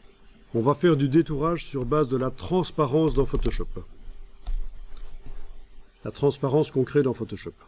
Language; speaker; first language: French; native; French